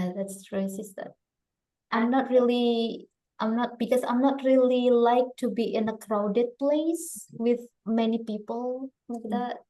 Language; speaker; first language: English; non-native, learner; Indonesian